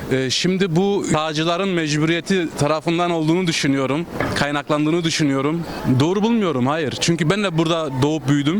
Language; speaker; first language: Turkish; early bilingual, heritage; Turkish